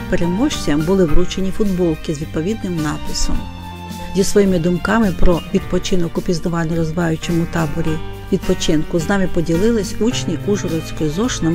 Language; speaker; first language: Ukrainian; native; Ukrainian